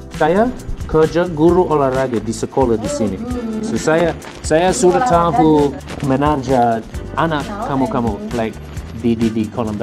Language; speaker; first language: Indonesian; non-native, learner; English